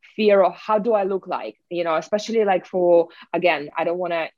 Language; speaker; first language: English; non-native, fluent; Russian